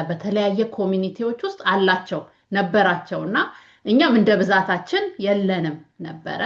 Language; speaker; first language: Amharic; native; Amharic